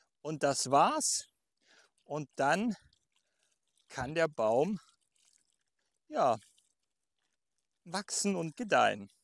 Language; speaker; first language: German; native; German